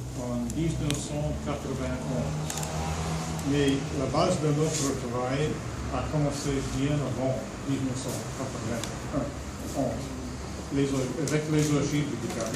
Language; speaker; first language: French; non-native, fluent; English